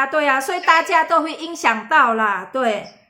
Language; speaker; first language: Chinese; non-native, fluent; Indonesian